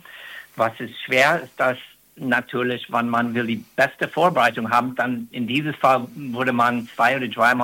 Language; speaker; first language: German; non-native, fluent; English